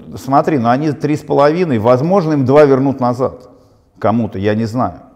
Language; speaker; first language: Russian; native; Russian